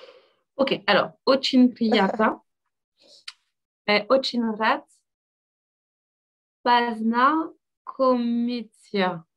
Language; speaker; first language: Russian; non-native, learner; French